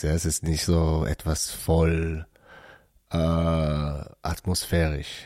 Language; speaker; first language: German; non-native, learner; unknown